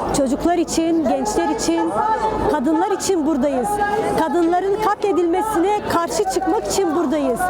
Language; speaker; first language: Turkish; non-native, local second language; Kurdish